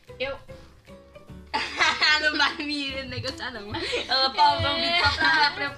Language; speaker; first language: Portuguese; early bilingual, heritage; Portuguese